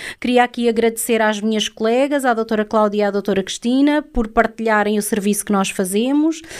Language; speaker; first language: Portuguese; native; Portuguese